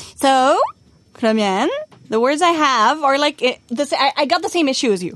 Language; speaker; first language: English; native; English